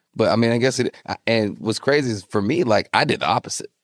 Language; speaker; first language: English; native; English